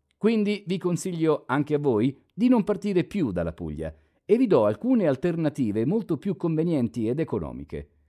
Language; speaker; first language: Italian; non-native, fluent; Albanian